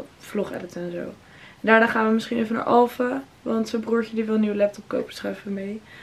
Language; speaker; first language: Dutch; native; Dutch